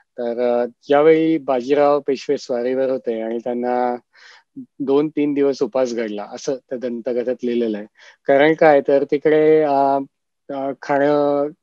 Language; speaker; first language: Marathi; native; Marathi